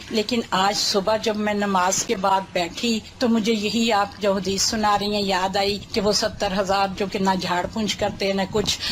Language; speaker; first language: Urdu; native; Urdu